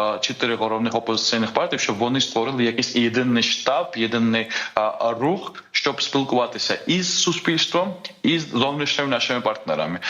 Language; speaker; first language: Ukrainian; non-native, fluent; Georgian